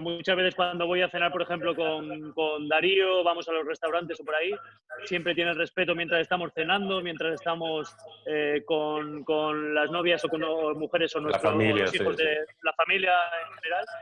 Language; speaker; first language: Spanish; native; Spanish